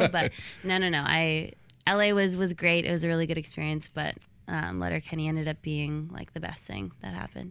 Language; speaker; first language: English; native; English